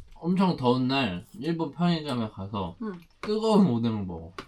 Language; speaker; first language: Korean; native; Korean